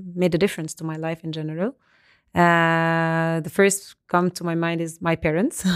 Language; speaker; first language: English; non-native, fluent; Arabic